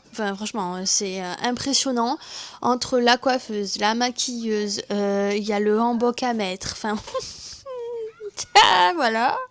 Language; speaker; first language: French; native; French